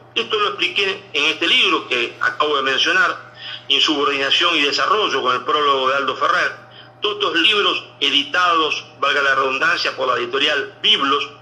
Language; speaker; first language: Spanish; native; Spanish